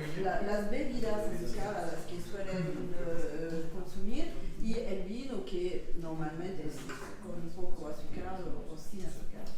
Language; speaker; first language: Spanish; non-native, learner; French